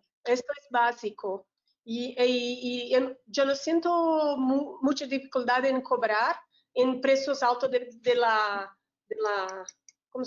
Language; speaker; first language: Spanish; non-native, learner; Portuguese